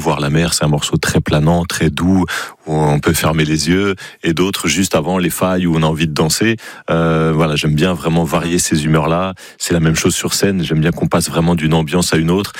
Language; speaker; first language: French; native; French